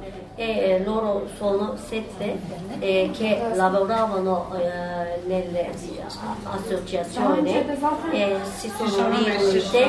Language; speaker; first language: Italian; non-native, learner; Turkish